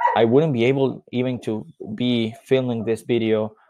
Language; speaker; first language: English; non-native, fluent; Spanish